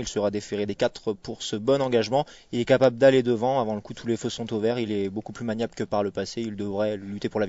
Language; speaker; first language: French; native; French